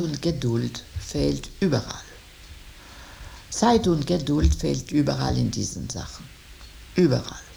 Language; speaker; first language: German; non-native, local second language; French